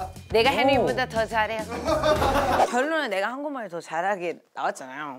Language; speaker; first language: Korean; early bilingual, heritage; Korean